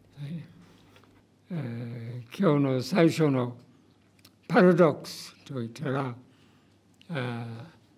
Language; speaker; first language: Japanese; non-native, fluent; English